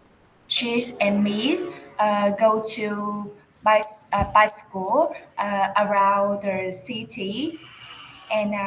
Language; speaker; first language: English; non-native, learner; Vietnamese